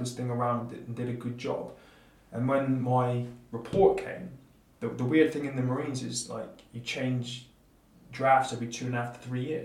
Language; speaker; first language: English; native; English